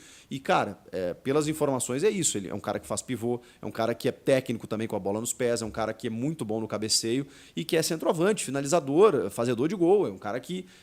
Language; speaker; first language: Portuguese; native; Portuguese